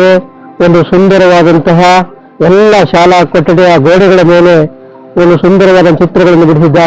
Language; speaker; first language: Kannada; native; Kannada